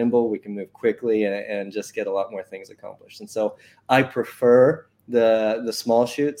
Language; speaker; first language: English; native; English